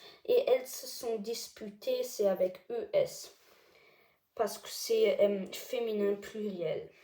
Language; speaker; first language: French; non-native, learner; German